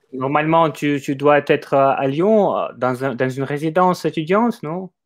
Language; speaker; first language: French; non-native, fluent; Ukrainian